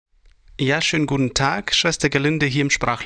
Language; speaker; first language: German; native; German